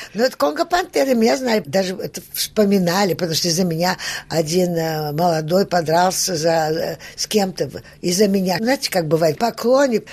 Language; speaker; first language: Russian; early bilingual, heritage; Russian